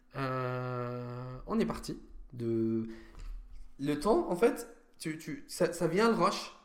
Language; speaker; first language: French; non-native, fluent; Arabic